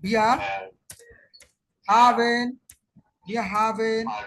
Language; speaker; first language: German; non-native, fluent; Bangla